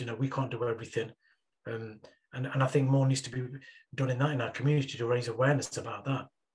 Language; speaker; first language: English; early bilingual, other home language; Punjabi